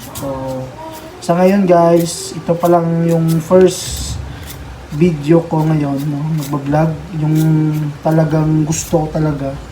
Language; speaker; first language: Filipino; non-native, local second language; Hiligaynon